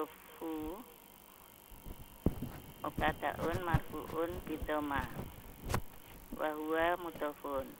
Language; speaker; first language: Arabic; non-native, learner; Indonesian